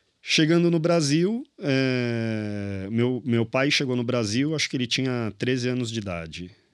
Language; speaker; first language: Portuguese; native; Portuguese